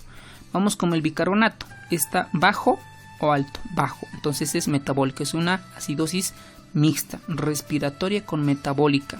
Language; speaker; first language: Spanish; native; Spanish